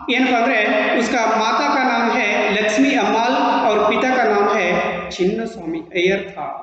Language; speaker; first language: Hindi; non-native, local second language; Kannada